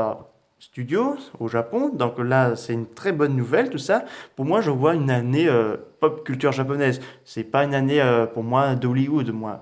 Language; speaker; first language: French; native; French